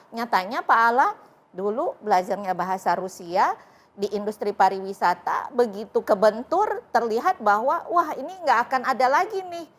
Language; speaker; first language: Indonesian; native; Indonesian